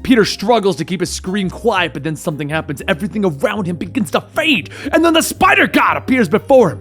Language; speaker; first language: English; native; English